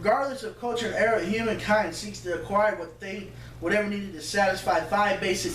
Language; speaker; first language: English; native; English